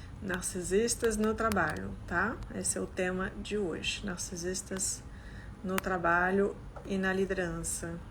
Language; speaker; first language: Portuguese; non-native, fluent; French